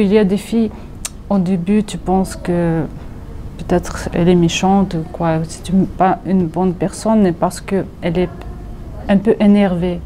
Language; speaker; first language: French; non-native, fluent; Russian